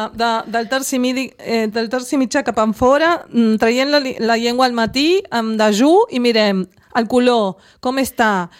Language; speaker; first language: Catalan; non-native, local second language; Spanish